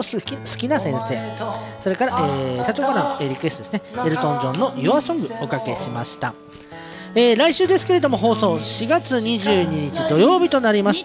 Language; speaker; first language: Japanese; native; Japanese